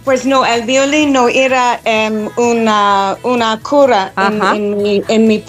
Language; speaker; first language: Spanish; non-native, learner; English